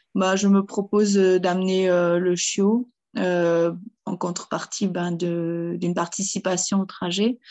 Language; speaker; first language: French; early bilingual, other home language; German